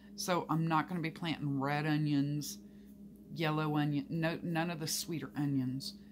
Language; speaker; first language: English; native; English